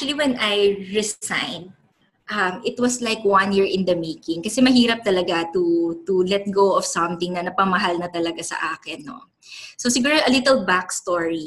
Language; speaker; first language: English; non-native, local second language; Filipino